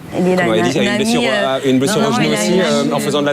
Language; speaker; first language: French; native; French